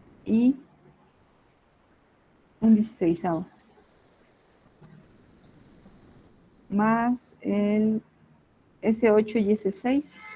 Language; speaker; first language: Spanish; native; Spanish